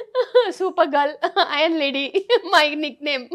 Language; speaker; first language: Telugu; non-native, fluent; Tamil